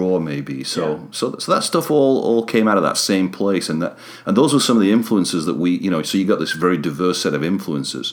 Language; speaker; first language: English; native; English